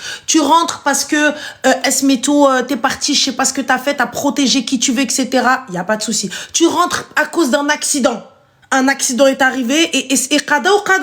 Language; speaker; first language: French; early bilingual, other home language; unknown